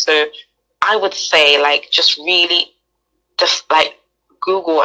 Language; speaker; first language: English; native; English